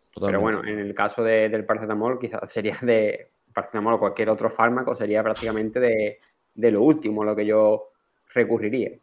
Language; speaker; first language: Spanish; native; Spanish